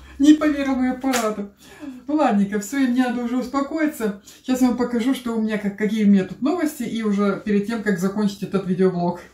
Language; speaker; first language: Russian; native; Russian